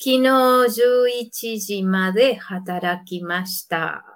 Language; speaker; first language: Japanese; non-native, fluent; Spanish